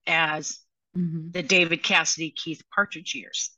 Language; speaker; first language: English; native; English